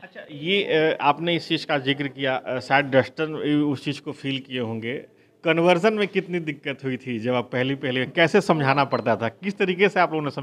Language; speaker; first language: Hindi; native; Hindi